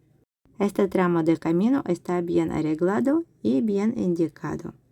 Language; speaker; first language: Spanish; non-native, fluent; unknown